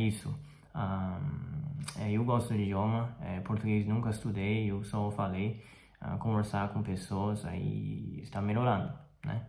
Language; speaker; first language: Portuguese; non-native, fluent; Chinese